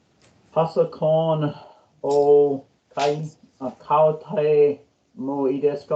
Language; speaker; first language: Japanese; non-native, learner; English